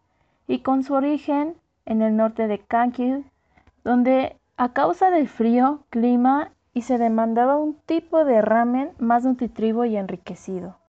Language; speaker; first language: Spanish; native; Spanish